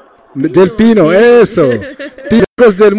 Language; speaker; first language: Spanish; non-native, learner; Arabic